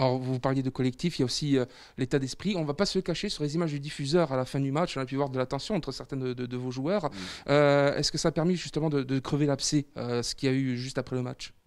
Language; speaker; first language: French; native; French